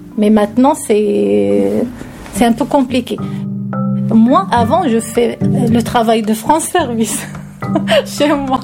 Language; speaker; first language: French; non-native, local second language; Arabic